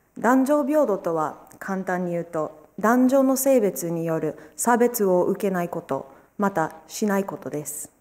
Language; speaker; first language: Japanese; non-native, fluent; English